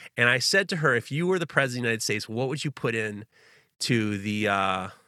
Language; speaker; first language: English; native; English